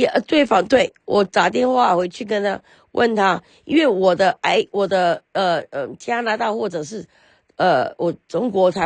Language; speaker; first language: Chinese; early bilingual, heritage; Chinese